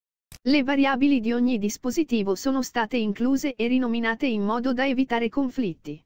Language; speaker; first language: Italian; native; Italian